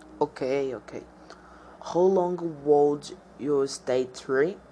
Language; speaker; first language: English; non-native, learner; Portuguese